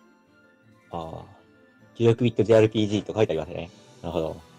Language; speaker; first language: Japanese; native; Japanese